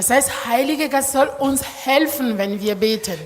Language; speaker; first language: German; non-native, learner; Lingala